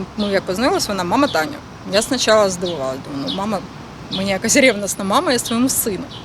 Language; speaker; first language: Ukrainian; non-native, local second language; Russian